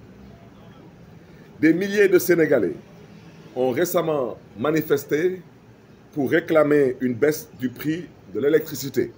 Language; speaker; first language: French; non-native, local second language; Wolof